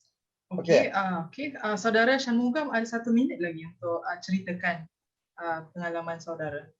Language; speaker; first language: Malay; native; Malay